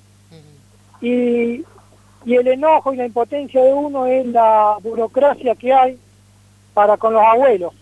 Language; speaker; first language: Spanish; native; Spanish